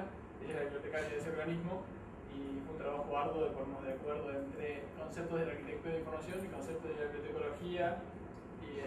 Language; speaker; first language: Spanish; native; Spanish